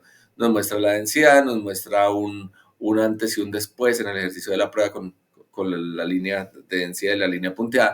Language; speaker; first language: Spanish; native; Spanish